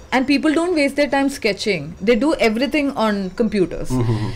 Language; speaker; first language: English; non-native, local second language; Malayalam